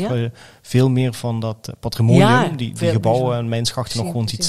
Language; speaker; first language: Dutch; native; Dutch